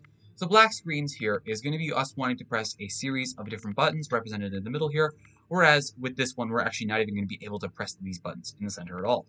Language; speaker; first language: English; native; English